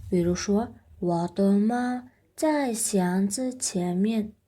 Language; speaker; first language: Chinese; non-native, fluent; Mongolian